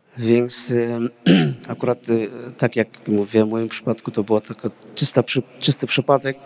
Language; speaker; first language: Polish; non-native, fluent; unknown